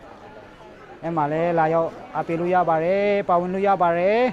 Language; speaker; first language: Burmese; non-native, local second language; Hakha Chin